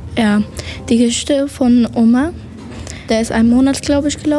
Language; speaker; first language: German; non-native, learner; Arabic